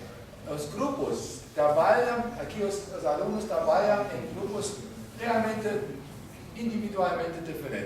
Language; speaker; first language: Portuguese; non-native, fluent; German